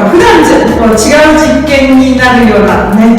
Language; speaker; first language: Japanese; non-native, fluent; Mongolian